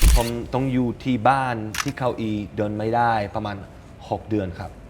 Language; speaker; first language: Thai; non-native, learner; Spanish